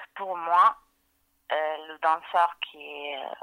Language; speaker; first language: French; non-native, fluent; Arabic